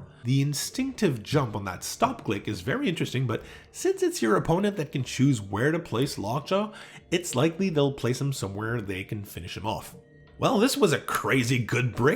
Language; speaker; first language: English; native; English